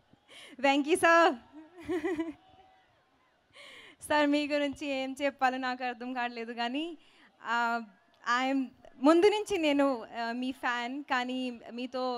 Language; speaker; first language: Telugu; non-native, learner; Hindi